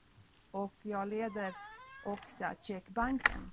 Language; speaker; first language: Swedish; non-native, fluent; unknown